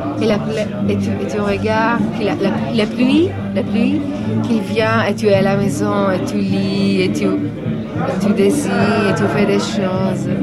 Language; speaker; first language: French; non-native, learner; Italian